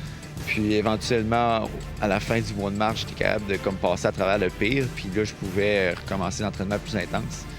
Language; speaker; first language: French; native; French